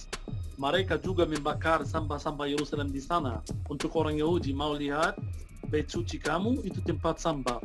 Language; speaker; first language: Indonesian; non-native, fluent; Arabic